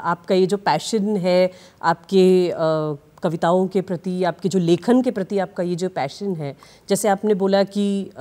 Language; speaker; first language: Hindi; native; Hindi